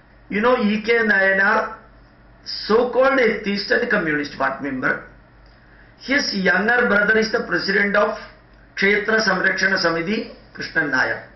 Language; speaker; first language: English; non-native, local second language; Malayalam